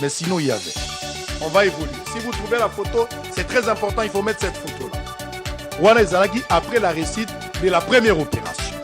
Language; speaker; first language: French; non-native, local second language; Lingala